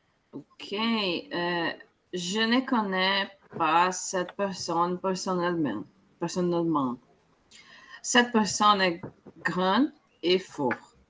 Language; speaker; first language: French; non-native, learner; Portuguese